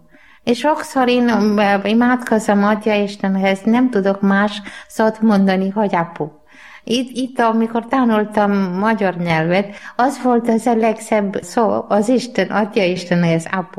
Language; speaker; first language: Hungarian; non-native, learner; Malayalam